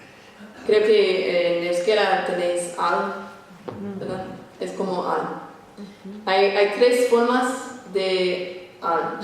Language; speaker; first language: Spanish; non-native, fluent; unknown